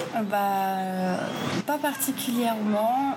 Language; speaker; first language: French; native; French